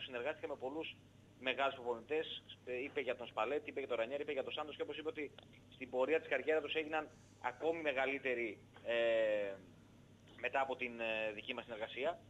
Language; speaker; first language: Greek; native; Greek